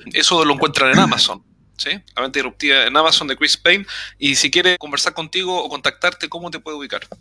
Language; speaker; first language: Spanish; native; Spanish